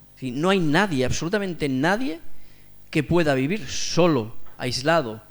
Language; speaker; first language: Spanish; non-native, local second language; Catalan